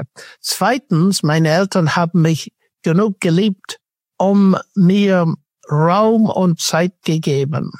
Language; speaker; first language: German; non-native, fluent; English